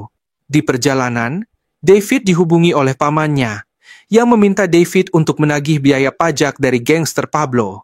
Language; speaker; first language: Indonesian; native; Indonesian